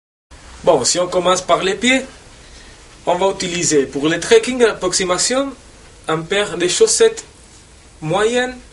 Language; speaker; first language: French; non-native, fluent; Spanish